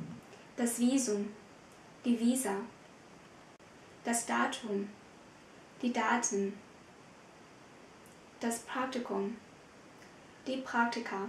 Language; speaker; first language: German; non-native, fluent; Vietnamese